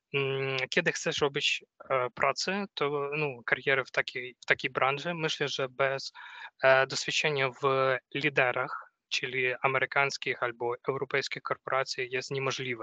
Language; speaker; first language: Polish; non-native, fluent; Ukrainian